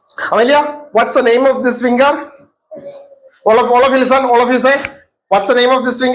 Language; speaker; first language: English; non-native, local second language; Malayalam